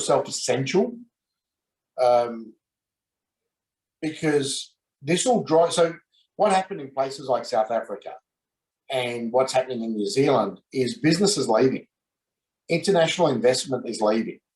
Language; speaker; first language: English; native; English